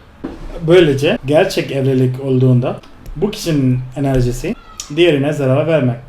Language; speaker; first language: Turkish; non-native, fluent; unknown